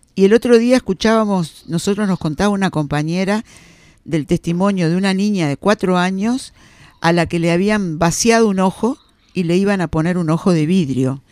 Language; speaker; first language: Spanish; native; Spanish